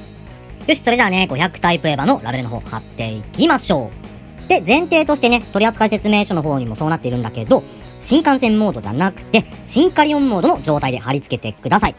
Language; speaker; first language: Japanese; native; Japanese